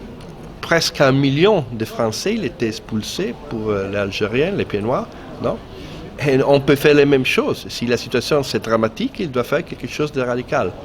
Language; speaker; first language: French; non-native, fluent; Italian